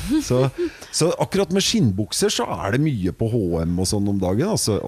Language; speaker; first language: Norwegian; native; Norwegian